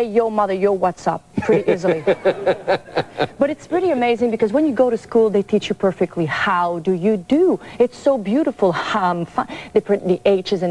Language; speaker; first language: English; non-native, fluent; French